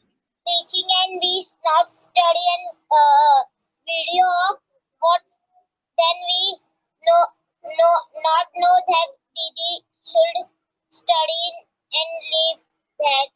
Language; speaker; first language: English; non-native, learner; Hindi